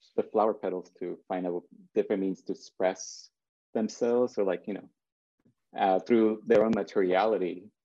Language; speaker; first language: English; early bilingual, other home language; Spanish